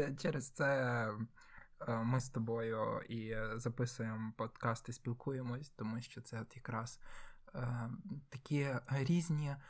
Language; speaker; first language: Ukrainian; native; Ukrainian